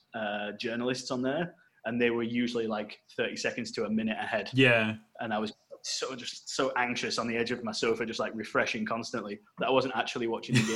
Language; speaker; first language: English; native; English